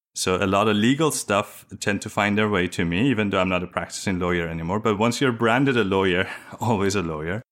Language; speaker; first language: English; early bilingual, other home language; Persian